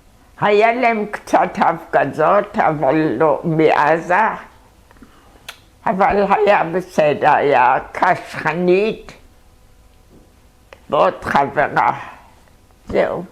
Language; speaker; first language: Hebrew; non-native, fluent; German